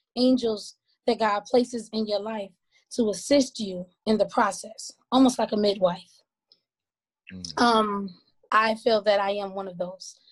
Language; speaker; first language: English; native; English